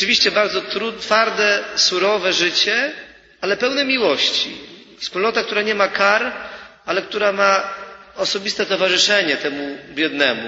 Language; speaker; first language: Polish; native; Polish